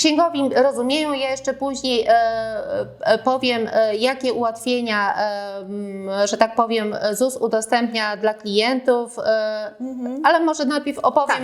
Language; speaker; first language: Polish; native; Polish